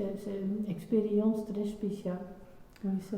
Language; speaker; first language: French; non-native, learner; Dutch